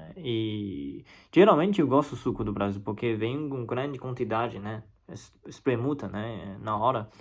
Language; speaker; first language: Portuguese; non-native, fluent; Chinese